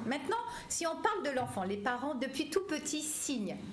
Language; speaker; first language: French; native; French